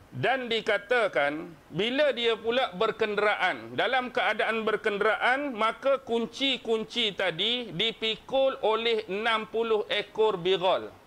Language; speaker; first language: Malay; native; Malay